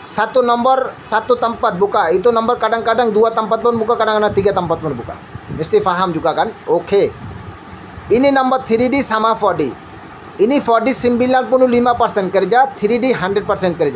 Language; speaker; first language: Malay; non-native, learner; Bangla